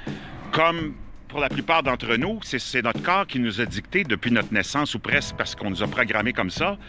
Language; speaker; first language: French; native; French